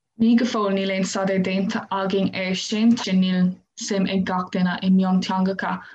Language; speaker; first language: Irish; non-native, local second language; English